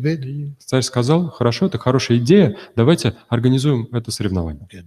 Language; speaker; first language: Russian; native; Russian